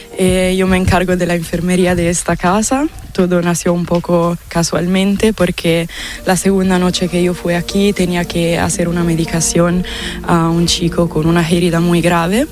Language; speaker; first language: Spanish; non-native, fluent; Italian